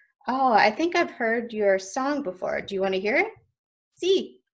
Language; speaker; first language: English; native; English